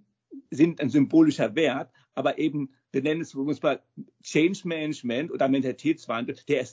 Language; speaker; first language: German; native; German